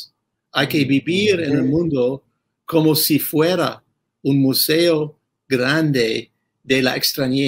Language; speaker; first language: Spanish; non-native, fluent; English